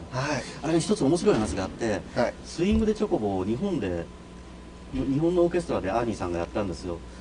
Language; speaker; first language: Japanese; native; Japanese